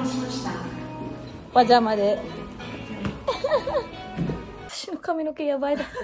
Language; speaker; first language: Japanese; non-native, learner; Filipino